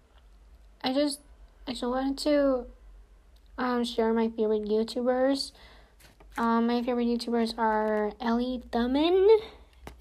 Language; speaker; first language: English; non-native, fluent; Korean